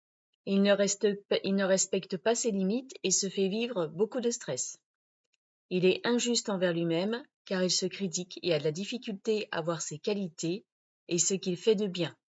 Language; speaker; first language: French; native; French